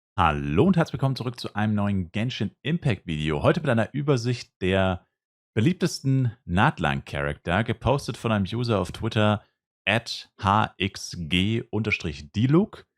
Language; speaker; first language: German; native; German